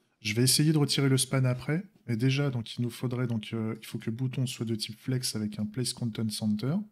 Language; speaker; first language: French; native; French